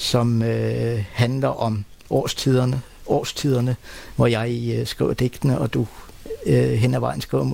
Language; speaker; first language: Danish; native; Danish